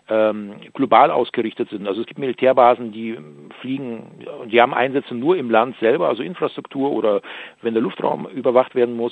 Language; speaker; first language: German; native; German